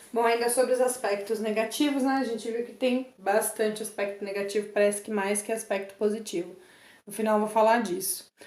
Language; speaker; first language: Portuguese; native; Portuguese